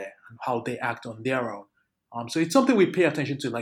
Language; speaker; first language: English; non-native, local second language; Yoruba